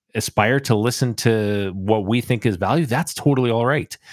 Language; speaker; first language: English; native; English